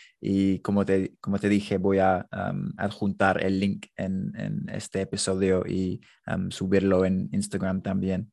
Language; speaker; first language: Spanish; non-native, fluent; English